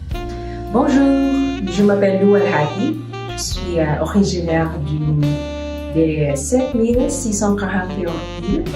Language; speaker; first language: French; non-native, fluent; Filipino